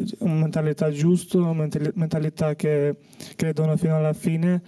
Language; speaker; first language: Italian; non-native, fluent; Albanian